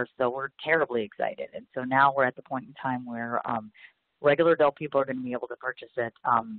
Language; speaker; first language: English; native; English